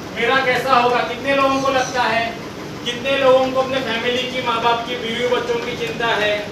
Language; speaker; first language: Hindi; non-native, local second language; Marathi